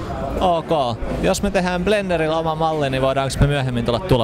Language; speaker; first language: Finnish; native; Finnish